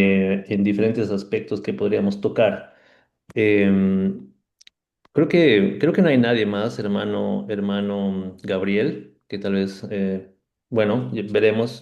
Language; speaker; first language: Spanish; native; Spanish